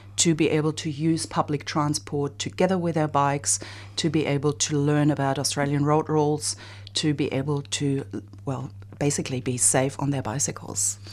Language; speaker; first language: English; non-native, fluent; German